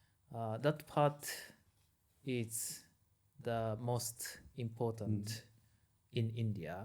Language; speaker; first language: English; non-native, learner; Japanese